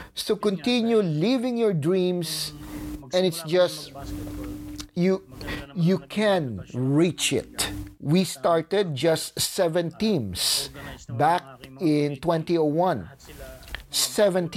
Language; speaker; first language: English; non-native, local second language; Filipino